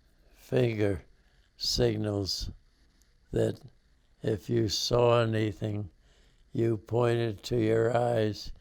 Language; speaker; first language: English; native; English